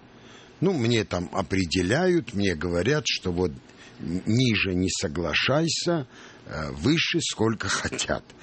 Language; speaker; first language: Russian; non-native, local second language; Armenian